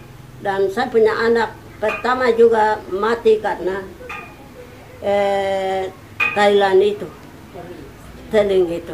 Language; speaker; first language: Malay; non-native, local second language; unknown